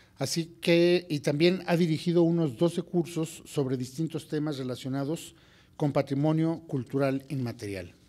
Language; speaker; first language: Spanish; native; Spanish